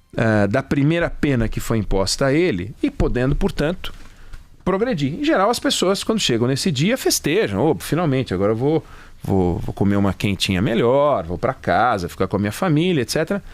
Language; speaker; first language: Portuguese; native; Portuguese